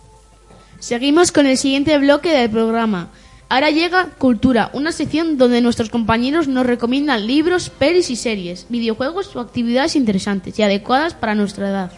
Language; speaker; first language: Spanish; native; Spanish